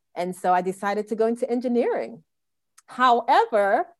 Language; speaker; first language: English; native; English